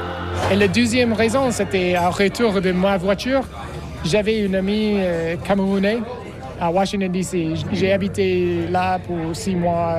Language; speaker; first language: French; non-native, learner; English